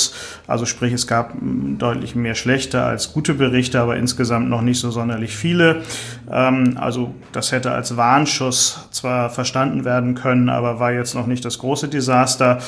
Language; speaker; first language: German; native; German